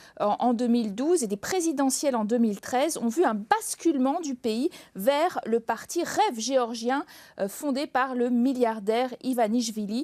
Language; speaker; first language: French; native; French